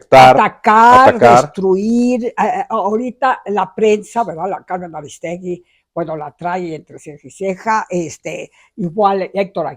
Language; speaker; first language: Spanish; native; Spanish